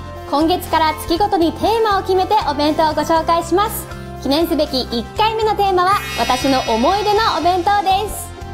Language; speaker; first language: Japanese; early bilingual, heritage; Japanese